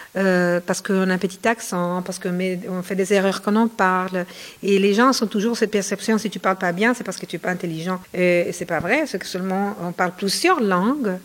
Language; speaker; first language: French; non-native, fluent; Spanish